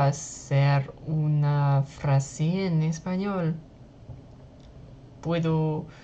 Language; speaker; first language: Spanish; non-native, learner; French